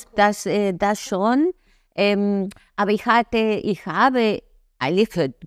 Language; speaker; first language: German; non-native, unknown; Spanish